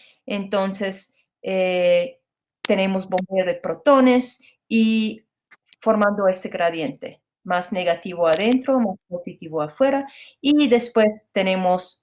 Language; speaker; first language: Spanish; non-native, fluent; English